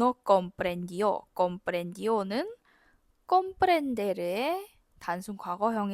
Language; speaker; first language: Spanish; non-native, fluent; Korean